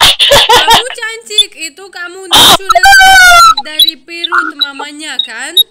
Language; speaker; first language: Indonesian; non-native, learner; Russian